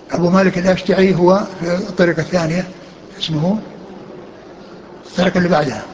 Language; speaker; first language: Arabic; native; Arabic